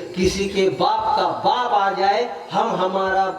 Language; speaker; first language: Hindi; non-native, local second language; Marathi